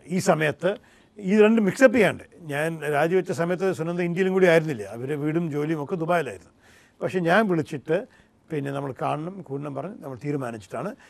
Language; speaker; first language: Malayalam; early bilingual, heritage; Malayalam